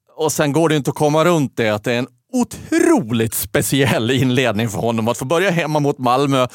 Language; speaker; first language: Swedish; native; Swedish